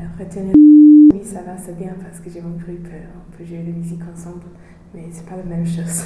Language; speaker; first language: French; non-native, fluent; English